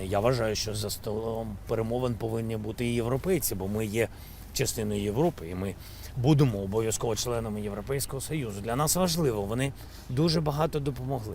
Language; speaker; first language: Ukrainian; non-native, local second language; Russian